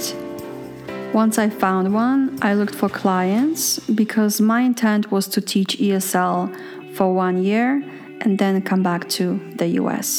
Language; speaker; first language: English; native; English